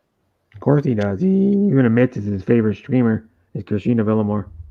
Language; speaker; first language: English; native; English